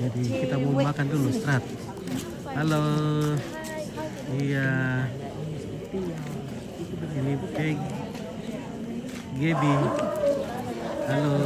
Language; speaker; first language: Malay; non-native, local second language; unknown